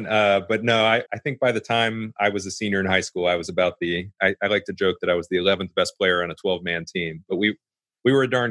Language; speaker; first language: English; native; English